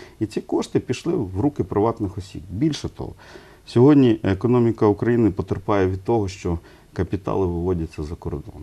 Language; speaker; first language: Ukrainian; non-native, local second language; Russian